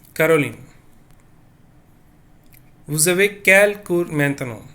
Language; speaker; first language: French; non-native, fluent; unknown